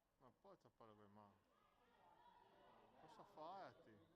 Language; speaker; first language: Italian; native; Italian